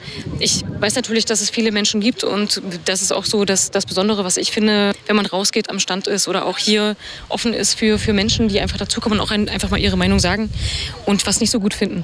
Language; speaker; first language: German; native; German